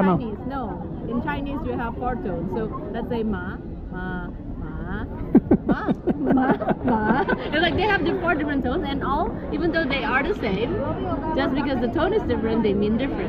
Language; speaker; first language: English; non-native, local second language; Indonesian